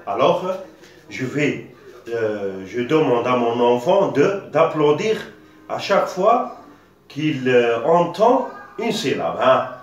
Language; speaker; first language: French; non-native, local second language; Arabic